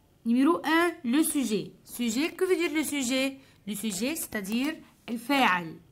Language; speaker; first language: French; non-native, fluent; Arabic